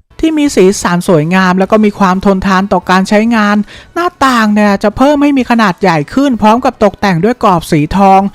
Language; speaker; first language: Thai; native; Thai